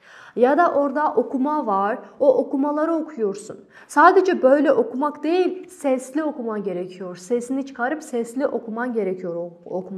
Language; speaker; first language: Turkish; non-native, fluent; Kazakh